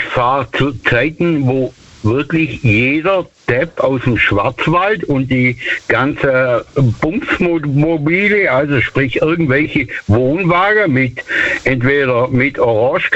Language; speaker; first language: German; native; German